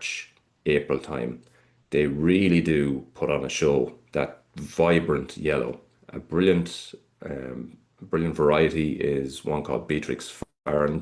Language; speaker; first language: English; native; English